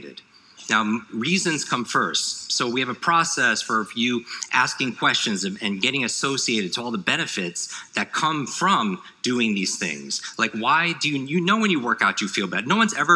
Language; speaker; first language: English; native; English